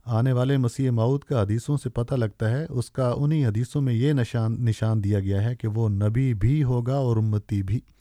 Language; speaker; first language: Urdu; native; Urdu